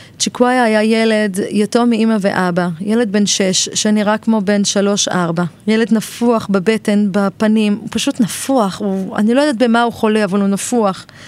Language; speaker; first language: Hebrew; native; Hebrew